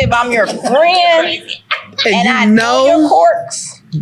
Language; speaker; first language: English; native; English